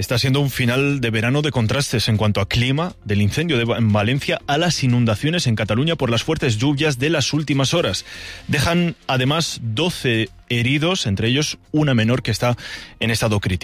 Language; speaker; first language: Spanish; native; Spanish